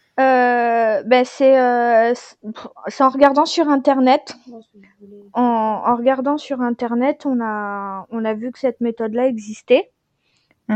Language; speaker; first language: French; native; French